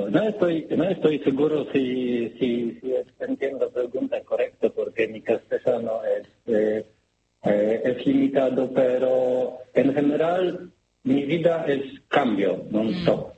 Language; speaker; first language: Spanish; non-native, learner; Polish